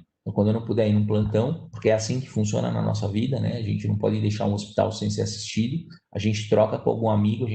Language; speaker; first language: Portuguese; native; Portuguese